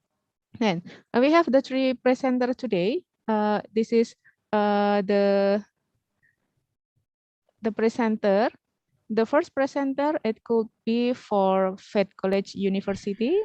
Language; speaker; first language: English; non-native, learner; Indonesian